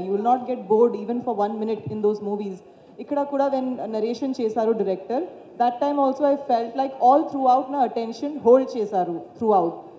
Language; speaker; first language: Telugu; non-native, fluent; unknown